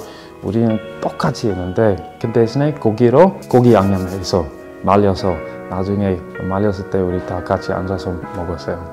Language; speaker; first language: Korean; non-native, fluent; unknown